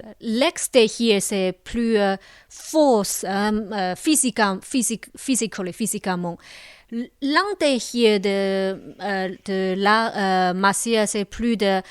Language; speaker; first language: French; non-native, local second language; Chinese